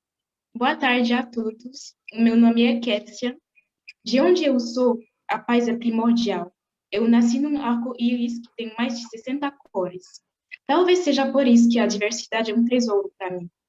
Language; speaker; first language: Portuguese; non-native, fluent; French